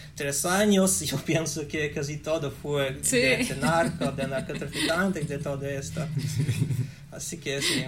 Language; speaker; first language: Spanish; non-native, fluent; Russian